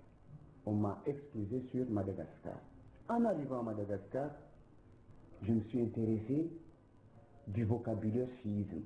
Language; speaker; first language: French; non-native, local second language; Ngazidja Comorian